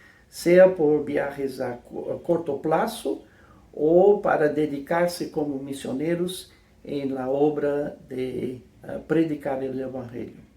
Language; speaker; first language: Spanish; non-native, fluent; English